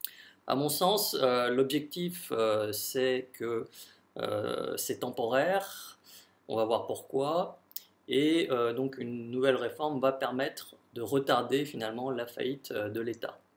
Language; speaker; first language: French; native; French